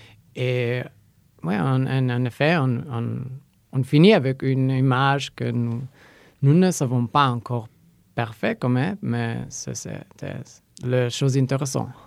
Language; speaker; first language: French; non-native, learner; Polish